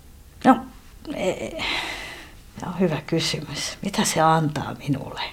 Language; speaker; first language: Finnish; non-native, fluent; French